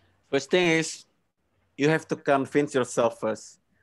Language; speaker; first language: English; non-native, fluent; Indonesian